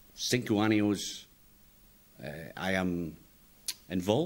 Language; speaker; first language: English; non-native, learner; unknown